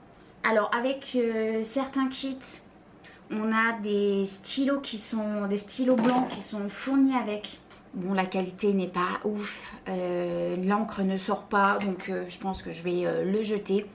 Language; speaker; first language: French; native; French